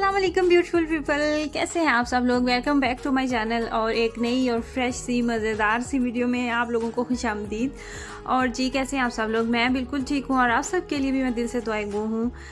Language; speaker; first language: Urdu; native; Urdu